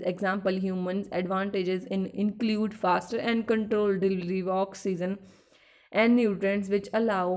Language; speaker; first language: English; non-native, local second language; Punjabi